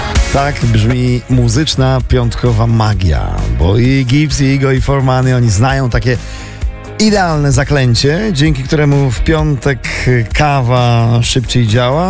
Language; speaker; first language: Polish; native; Polish